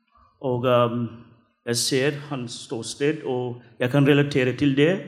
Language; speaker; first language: Norwegian; non-native, fluent; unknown